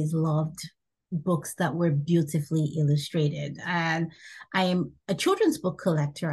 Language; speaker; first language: English; non-native, local second language; Bini